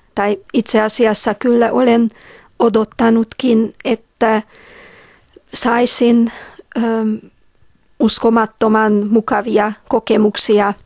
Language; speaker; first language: Finnish; non-native, fluent; Hungarian